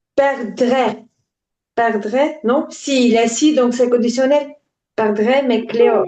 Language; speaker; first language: French; non-native, learner; Ukrainian